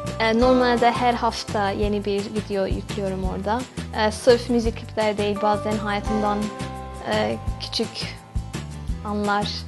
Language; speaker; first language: Turkish; non-native, fluent; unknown